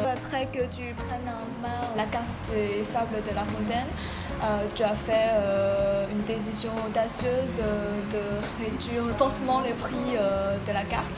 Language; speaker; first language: French; non-native, fluent; Chinese